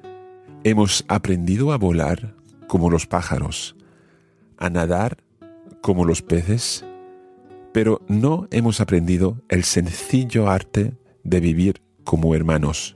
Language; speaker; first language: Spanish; non-native, fluent; English